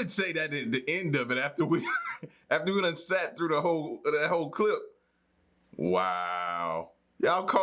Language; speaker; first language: English; native; English